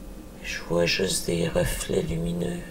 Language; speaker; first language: French; native; French